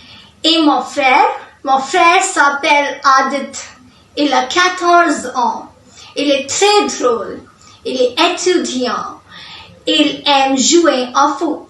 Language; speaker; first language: French; non-native, learner; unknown